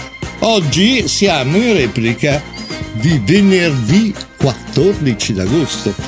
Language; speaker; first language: Italian; native; Italian